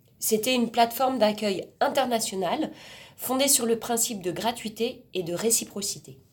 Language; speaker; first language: French; native; French